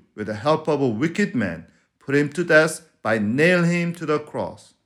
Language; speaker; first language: English; non-native, fluent; Spanish